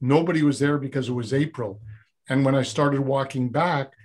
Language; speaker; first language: English; native; English